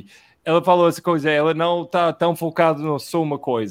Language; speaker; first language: Portuguese; non-native, fluent; English